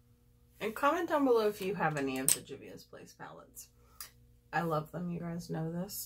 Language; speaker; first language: English; native; English